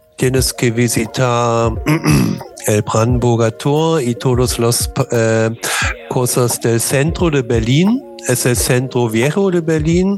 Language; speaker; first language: Spanish; non-native, learner; German